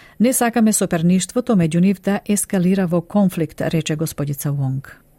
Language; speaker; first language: Macedonian; native; Macedonian